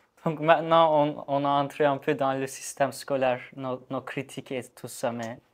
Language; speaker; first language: French; non-native, learner; Turkish